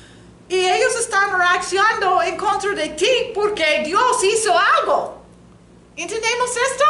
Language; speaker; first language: Spanish; non-native, learner; English